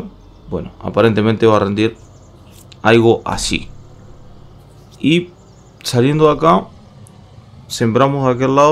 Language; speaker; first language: Spanish; native; Spanish